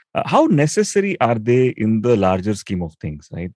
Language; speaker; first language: English; non-native, local second language; Tamil